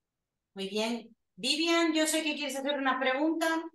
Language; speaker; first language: Spanish; native; Spanish